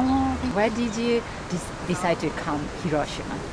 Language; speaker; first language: English; non-native, learner; Japanese